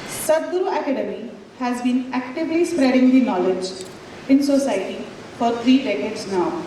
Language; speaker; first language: English; non-native, local second language; Marathi